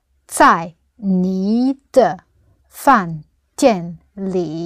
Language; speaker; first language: Chinese; non-native, learner; English